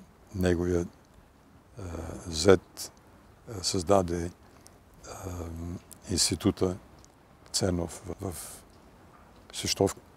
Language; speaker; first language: Bulgarian; early bilingual, heritage; Bulgarian